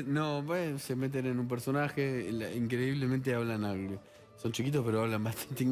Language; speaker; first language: Spanish; native; Spanish